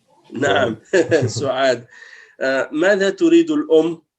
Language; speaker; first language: Arabic; non-native, fluent; French